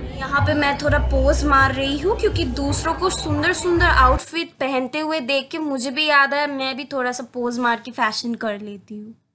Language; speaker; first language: Hindi; non-native, local second language; Bangla